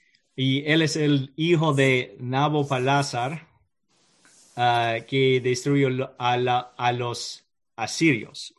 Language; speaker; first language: Spanish; non-native, learner; English